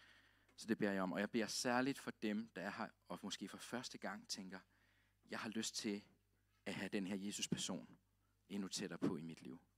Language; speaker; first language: Danish; native; Danish